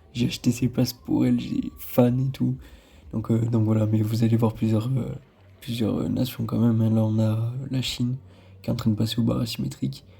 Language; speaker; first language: French; native; French